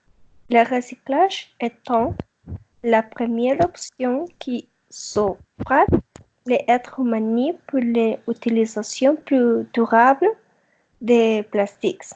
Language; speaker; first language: French; non-native, learner; Spanish